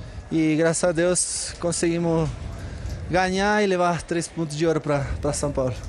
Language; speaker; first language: Portuguese; non-native, fluent; Spanish